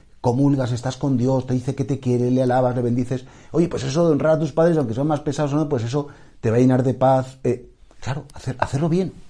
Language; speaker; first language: Spanish; native; Spanish